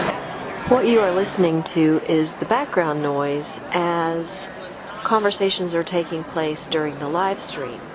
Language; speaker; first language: English; native; English